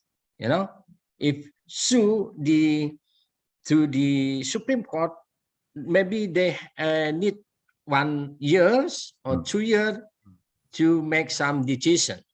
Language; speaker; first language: English; non-native, learner; Indonesian